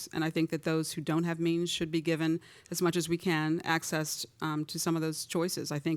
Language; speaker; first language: English; native; English